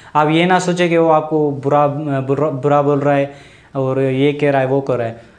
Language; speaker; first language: Urdu; non-native, local second language; Sindhi